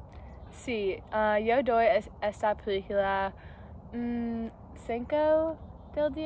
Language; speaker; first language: Spanish; non-native, learner; English